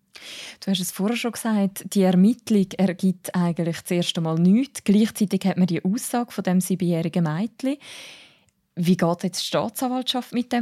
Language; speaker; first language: German; native; German